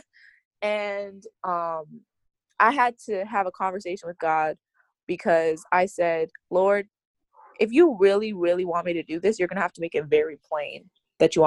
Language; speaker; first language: English; native; English